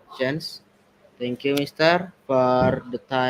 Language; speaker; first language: English; non-native, learner; Indonesian